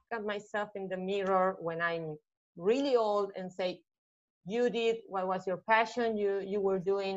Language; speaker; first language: English; non-native, fluent; Spanish